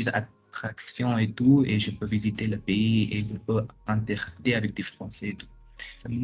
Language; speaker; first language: French; non-native, fluent; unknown